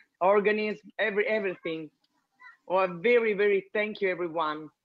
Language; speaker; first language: English; non-native, learner; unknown